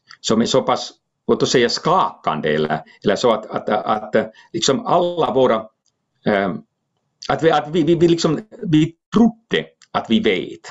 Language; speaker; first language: Swedish; non-native, local second language; Finnish